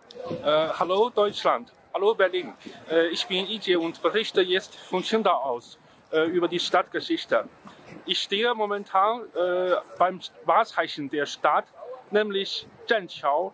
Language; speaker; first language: German; non-native, fluent; Chinese